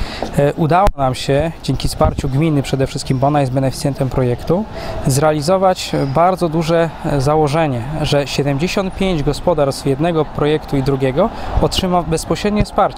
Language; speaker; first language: Polish; native; Polish